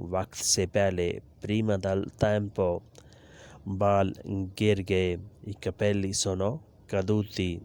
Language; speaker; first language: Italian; non-native, learner; Urdu